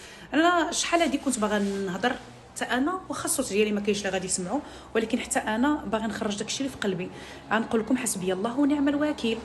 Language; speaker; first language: Arabic; native; Arabic